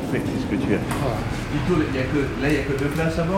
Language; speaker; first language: French; native; French